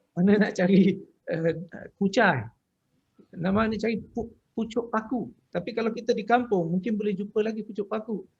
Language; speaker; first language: Malay; native; Malay